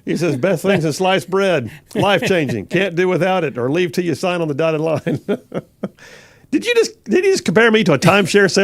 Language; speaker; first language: English; native; English